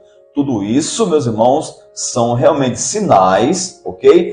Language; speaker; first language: Portuguese; native; Portuguese